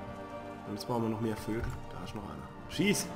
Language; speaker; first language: German; native; German